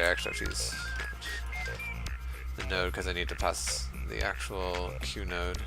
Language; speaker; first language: English; native; English